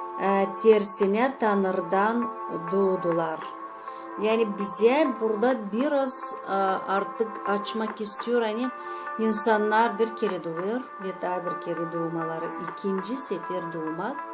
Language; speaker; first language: Turkish; non-native, fluent; Azerbaijani